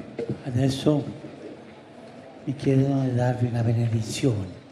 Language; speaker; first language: Italian; non-native, fluent; Spanish